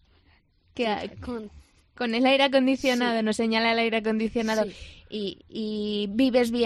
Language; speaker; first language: Spanish; native; Spanish